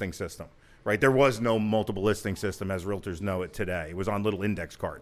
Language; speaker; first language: English; native; English